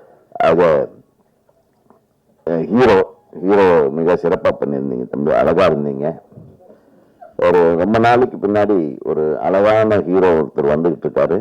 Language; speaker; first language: Tamil; native; Tamil